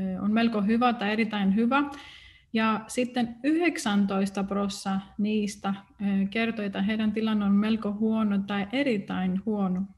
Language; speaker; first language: Finnish; non-native, fluent; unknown